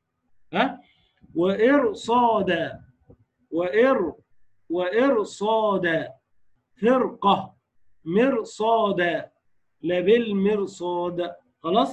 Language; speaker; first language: Arabic; native; Arabic